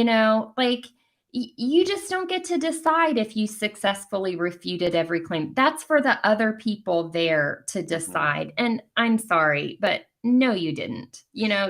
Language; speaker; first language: English; native; English